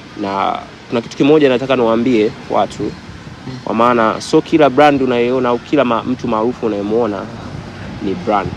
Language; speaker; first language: Swahili; native; Swahili